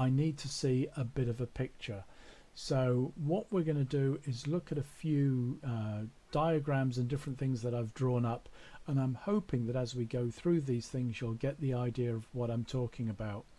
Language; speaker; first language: English; native; English